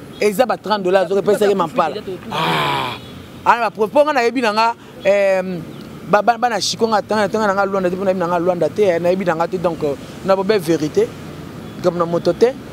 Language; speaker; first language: Lingala; native; Lingala